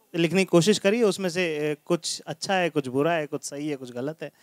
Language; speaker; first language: Hindi; native; Hindi